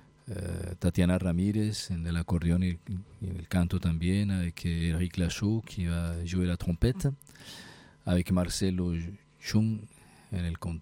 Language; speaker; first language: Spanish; native; Spanish